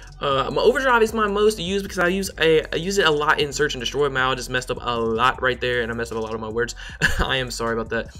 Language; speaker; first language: English; native; English